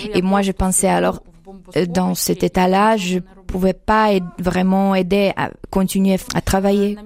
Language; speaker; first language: French; non-native, fluent; Ukrainian